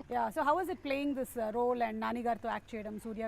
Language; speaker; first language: Telugu; native; Telugu